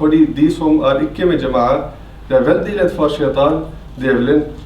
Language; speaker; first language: Norwegian; non-native, fluent; Urdu